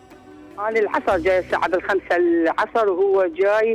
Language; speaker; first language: Arabic; native; Arabic